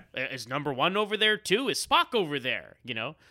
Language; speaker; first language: English; native; English